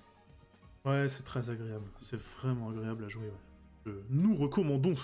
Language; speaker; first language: French; native; French